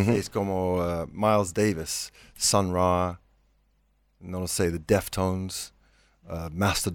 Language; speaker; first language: Spanish; non-native, learner; English